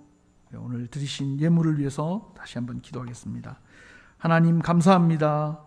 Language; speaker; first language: Korean; native; Korean